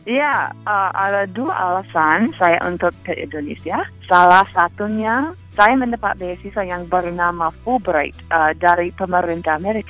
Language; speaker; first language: Indonesian; non-native, fluent; English